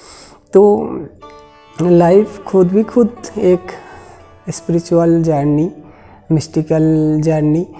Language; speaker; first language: Hindi; non-native, local second language; Bangla